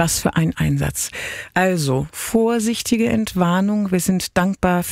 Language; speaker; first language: German; native; German